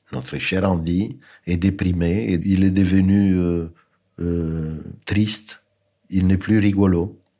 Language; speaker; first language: French; non-native, fluent; Romanian